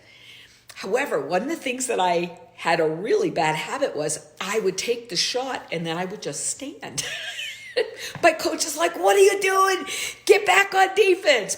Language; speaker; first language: English; native; English